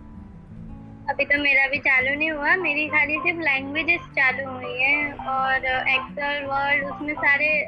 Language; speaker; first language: Hindi; non-native, local second language; Gujarati